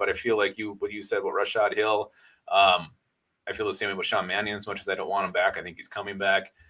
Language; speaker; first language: English; native; English